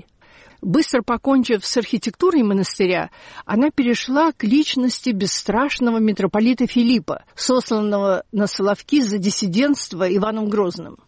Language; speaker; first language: Russian; native; Russian